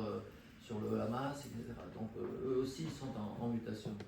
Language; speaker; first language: French; native; French